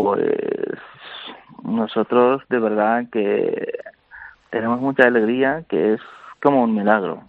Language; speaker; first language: Spanish; non-native, learner; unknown